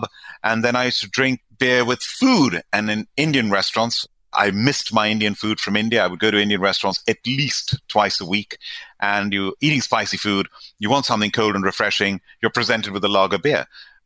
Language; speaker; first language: English; non-native, local second language; Gujarati